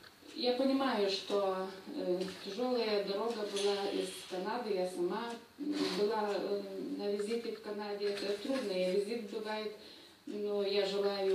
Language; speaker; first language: Russian; non-native, fluent; Lithuanian